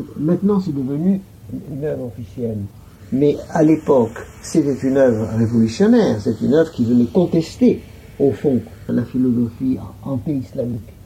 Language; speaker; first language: French; non-native, local second language; Arabic